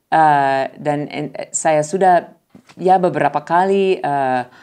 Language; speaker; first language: Indonesian; non-native, learner; English